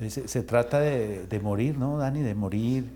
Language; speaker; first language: Spanish; native; Spanish